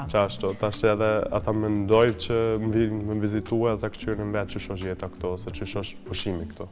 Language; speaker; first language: Albanian; early bilingual, heritage; Albanian